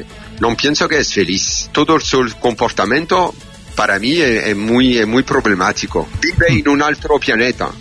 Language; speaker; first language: Spanish; non-native, learner; French